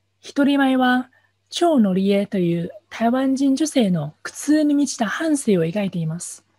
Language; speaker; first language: Japanese; non-native, fluent; Chinese